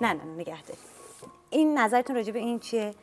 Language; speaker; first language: Persian; native; Persian